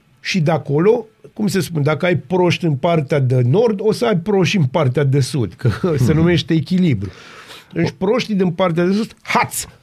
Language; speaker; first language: Romanian; native; Romanian